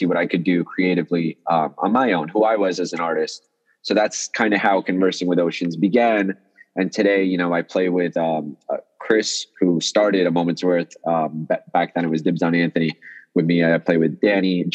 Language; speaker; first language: English; early bilingual, other home language; Russian